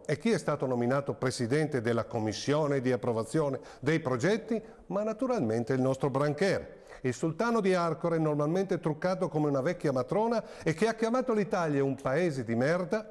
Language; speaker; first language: Italian; native; Italian